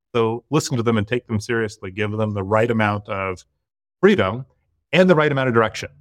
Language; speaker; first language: English; native; English